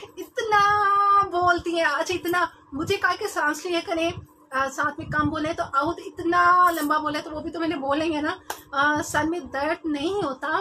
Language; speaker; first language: Urdu; non-native, local second language; Punjabi